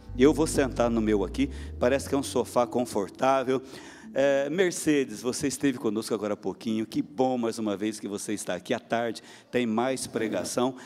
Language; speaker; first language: Portuguese; native; Portuguese